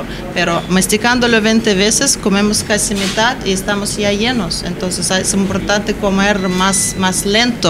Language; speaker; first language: Spanish; non-native, learner; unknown